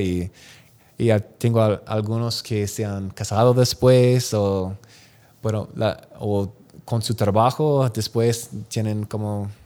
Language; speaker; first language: Spanish; non-native, learner; English